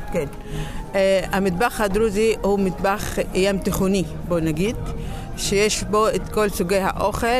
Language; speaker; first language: Hebrew; non-native, local second language; Arabic